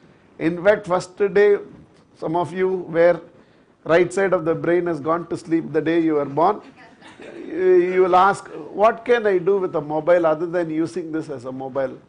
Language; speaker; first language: English; non-native, local second language; Tamil